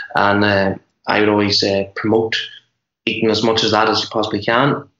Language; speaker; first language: English; native; English